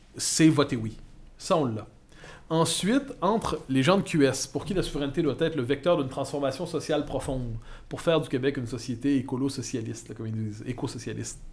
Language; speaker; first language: French; native; French